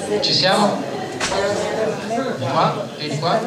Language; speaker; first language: Italian; native; Italian